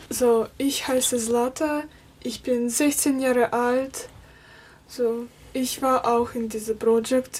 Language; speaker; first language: German; non-native, learner; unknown